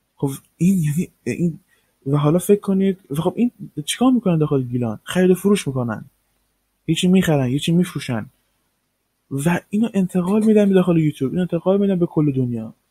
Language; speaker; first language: Persian; native; Persian